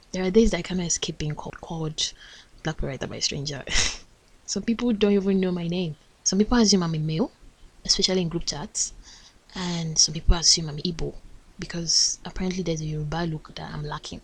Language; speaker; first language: English; non-native, local second language; Yoruba